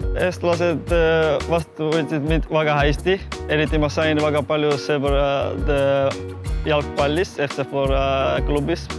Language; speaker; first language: Estonian; non-native, learner; Georgian